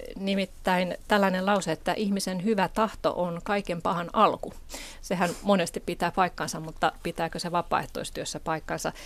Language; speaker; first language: Finnish; native; Finnish